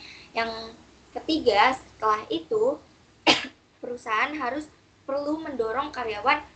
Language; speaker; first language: Indonesian; native; Indonesian